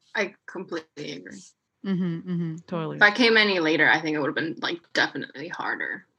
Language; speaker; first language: English; non-native, fluent; Korean